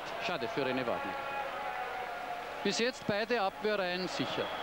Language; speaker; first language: German; native; German